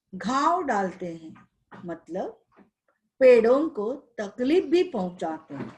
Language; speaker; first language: Hindi; non-native, local second language; Marathi